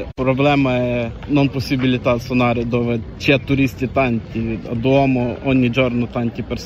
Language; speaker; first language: Italian; non-native, learner; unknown